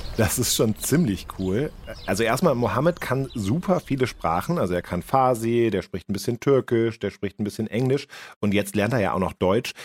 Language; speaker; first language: German; native; German